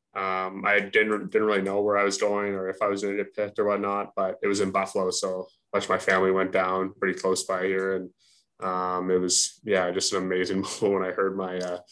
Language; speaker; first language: English; native; English